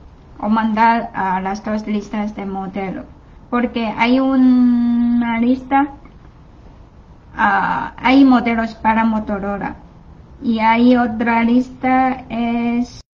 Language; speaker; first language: Spanish; non-native, learner; Chinese